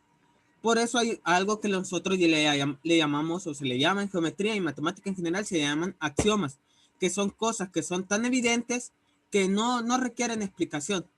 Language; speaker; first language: Spanish; native; Spanish